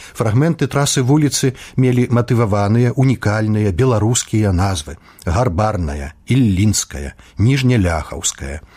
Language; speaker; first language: Belarusian; native; Belarusian